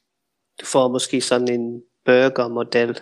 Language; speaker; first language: Danish; non-native, fluent; English